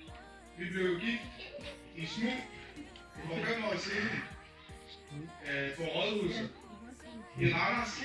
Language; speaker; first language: Danish; early bilingual, other home language; Vietnamese